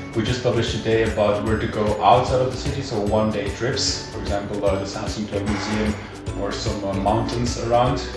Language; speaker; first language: English; non-native, fluent; Dutch